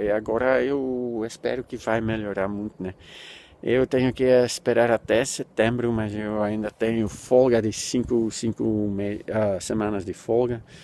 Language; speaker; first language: Portuguese; non-native, fluent; Dutch